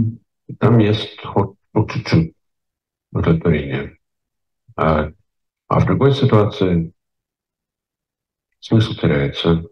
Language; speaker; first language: Russian; non-native, fluent; English